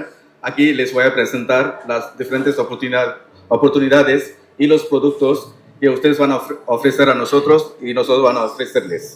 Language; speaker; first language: Spanish; non-native, learner; Tamil